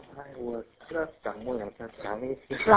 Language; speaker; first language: Chinese; non-native, learner; Korean